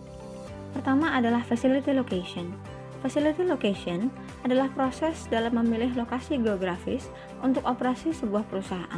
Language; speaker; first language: Indonesian; native; Indonesian